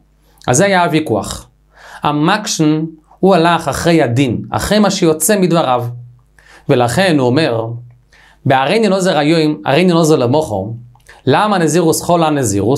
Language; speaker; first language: Hebrew; native; Hebrew